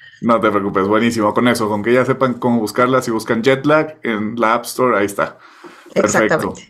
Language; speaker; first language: Spanish; native; Spanish